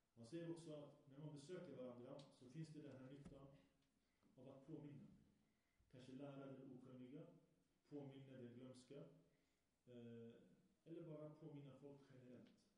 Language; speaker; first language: Swedish; early bilingual, other home language; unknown